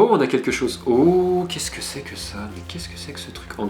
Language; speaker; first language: French; native; French